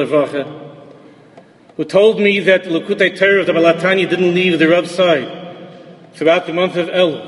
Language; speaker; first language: English; native; English